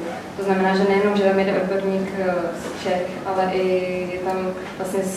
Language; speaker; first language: Czech; native; Czech